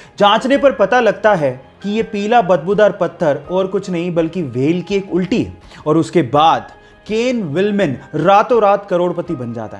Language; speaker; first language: Hindi; native; Hindi